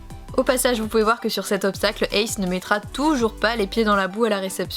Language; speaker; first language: French; native; French